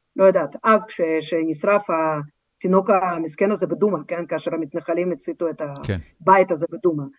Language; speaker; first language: Hebrew; non-native, fluent; Russian